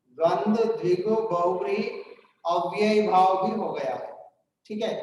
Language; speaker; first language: Hindi; non-native, local second language; Telugu